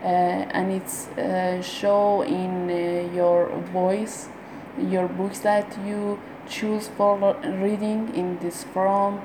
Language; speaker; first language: English; non-native, learner; Persian